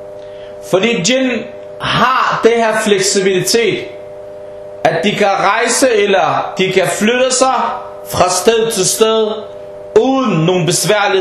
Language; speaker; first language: Danish; early bilingual, heritage; Danish